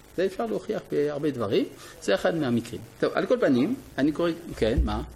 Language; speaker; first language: Hebrew; non-native, fluent; French